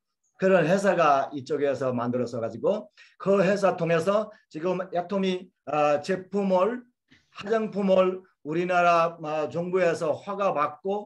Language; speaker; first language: Korean; non-native, fluent; Bangla